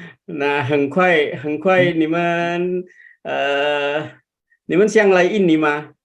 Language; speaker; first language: Chinese; non-native, learner; Indonesian